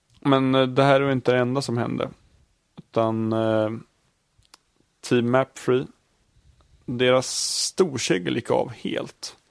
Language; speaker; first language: Swedish; native; Swedish